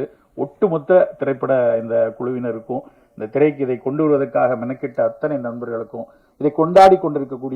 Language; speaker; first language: Tamil; native; Tamil